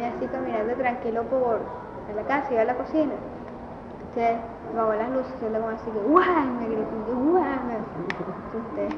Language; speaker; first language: Spanish; native; Spanish